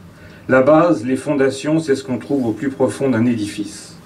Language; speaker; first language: French; native; French